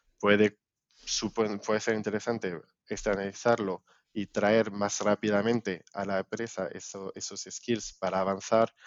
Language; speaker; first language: Spanish; non-native, fluent; French